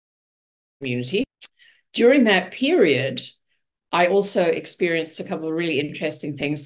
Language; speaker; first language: English; native; English